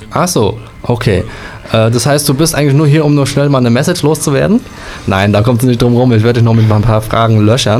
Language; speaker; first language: German; native; German